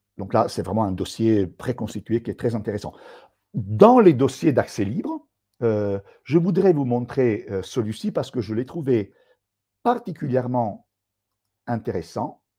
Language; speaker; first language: French; non-native, fluent; Italian